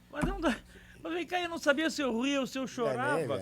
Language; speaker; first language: Portuguese; native; Portuguese